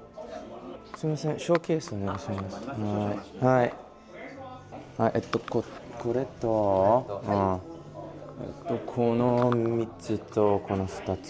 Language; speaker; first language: Japanese; non-native, learner; English